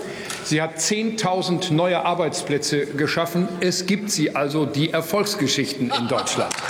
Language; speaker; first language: German; native; German